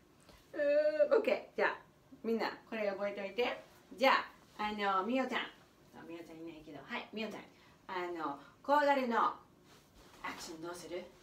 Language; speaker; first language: Japanese; non-native, fluent; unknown